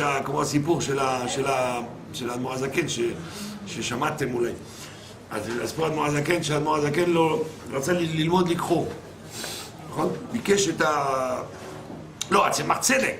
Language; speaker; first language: Hebrew; non-native, fluent; French